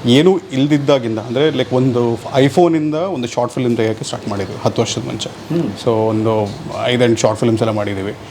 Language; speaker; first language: Kannada; non-native, local second language; Tulu